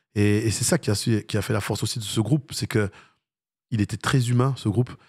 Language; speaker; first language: French; native; French